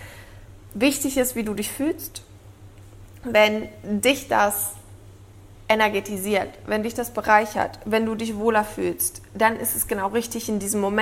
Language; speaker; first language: German; native; German